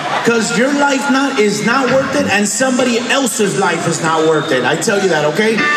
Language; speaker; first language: English; early bilingual, other home language; Spanish